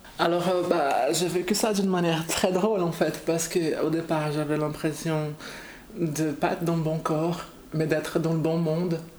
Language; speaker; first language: French; non-native, fluent; Portuguese